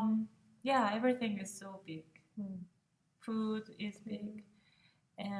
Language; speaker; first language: English; non-native, fluent; Japanese